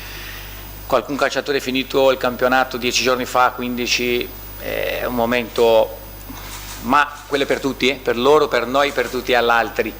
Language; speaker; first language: Italian; non-native, fluent; Portuguese